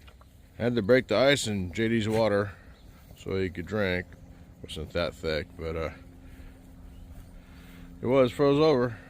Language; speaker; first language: English; native; English